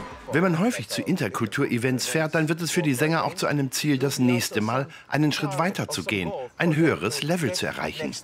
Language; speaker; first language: German; native; German